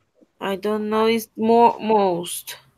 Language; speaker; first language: English; non-native, learner; Spanish